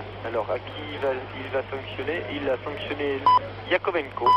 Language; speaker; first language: French; native; French